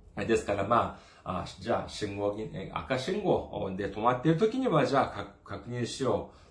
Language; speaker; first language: Japanese; non-native, fluent; Korean